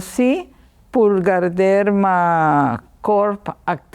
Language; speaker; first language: French; non-native, learner; Spanish